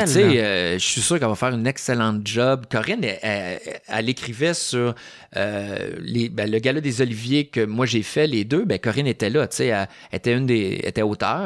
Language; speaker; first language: French; native; French